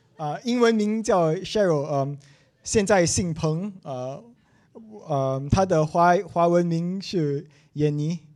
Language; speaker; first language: Chinese; non-native, local second language; English